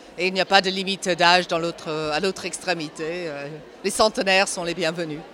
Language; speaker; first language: French; non-native, fluent; English